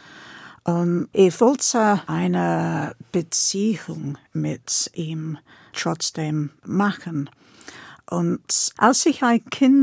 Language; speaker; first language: German; non-native, fluent; English